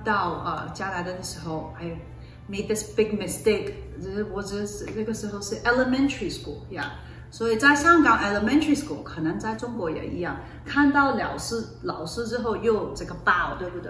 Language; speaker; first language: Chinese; early bilingual, other home language; Cantonese